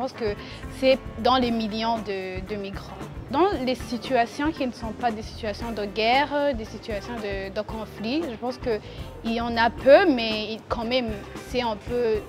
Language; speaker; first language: French; non-native, local second language; Rundi